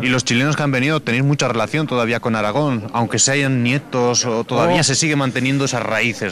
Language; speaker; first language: Spanish; native; Spanish